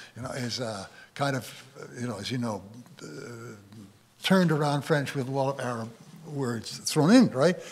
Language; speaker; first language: English; native; English